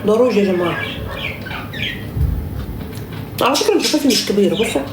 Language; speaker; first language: Arabic; native; Arabic